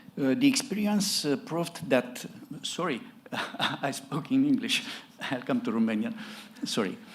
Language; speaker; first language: English; non-native, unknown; Romanian